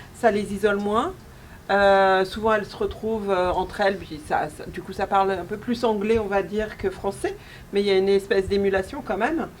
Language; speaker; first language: French; native; French